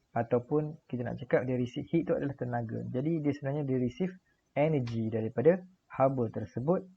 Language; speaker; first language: Malay; native; Malay